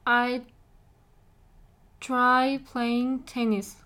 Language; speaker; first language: English; non-native, learner; Korean